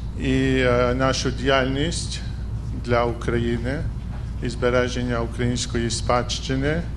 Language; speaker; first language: Ukrainian; early bilingual, heritage; Ukrainian